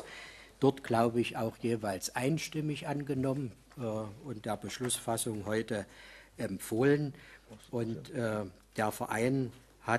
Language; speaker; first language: German; native; German